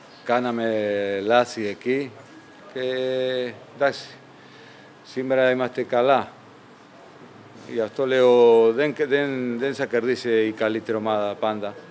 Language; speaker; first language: Greek; non-native, fluent; Spanish